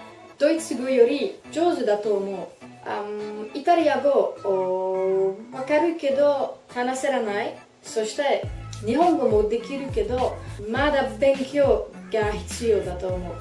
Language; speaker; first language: Japanese; non-native, learner; French